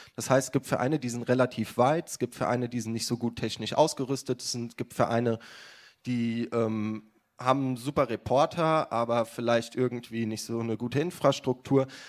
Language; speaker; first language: German; native; German